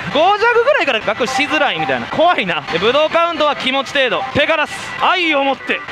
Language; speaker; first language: Japanese; native; Japanese